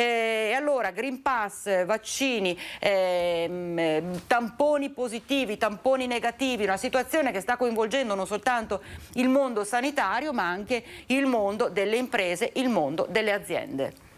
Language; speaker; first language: Italian; native; Italian